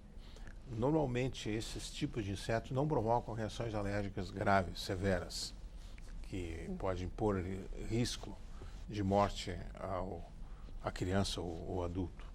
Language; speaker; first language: Portuguese; native; Portuguese